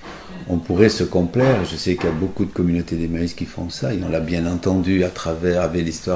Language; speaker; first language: French; native; French